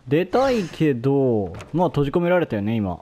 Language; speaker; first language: Japanese; native; Japanese